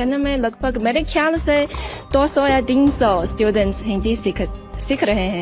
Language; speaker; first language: Hindi; non-native, fluent; Chinese